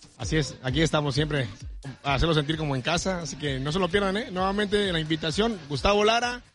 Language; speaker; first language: Spanish; native; Spanish